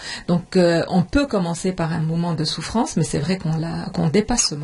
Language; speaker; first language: French; non-native, fluent; Arabic